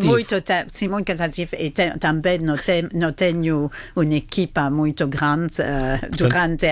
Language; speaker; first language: Portuguese; non-native, fluent; French